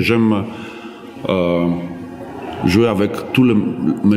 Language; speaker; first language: French; non-native, learner; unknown